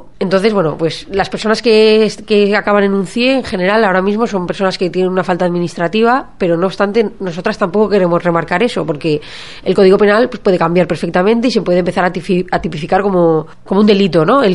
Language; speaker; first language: Spanish; native; Spanish